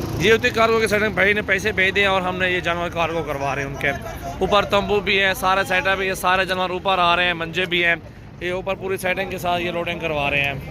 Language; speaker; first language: Urdu; non-native, local second language; Saraiki